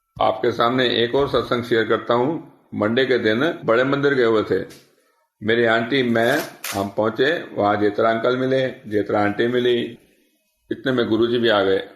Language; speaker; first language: Hindi; native; Hindi